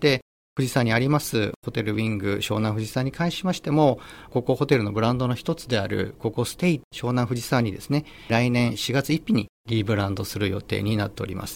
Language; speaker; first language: Japanese; native; Japanese